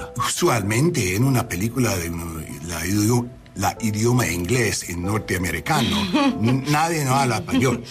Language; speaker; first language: Spanish; non-native, learner; English